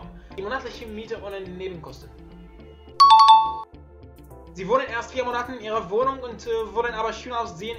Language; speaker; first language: German; non-native, learner; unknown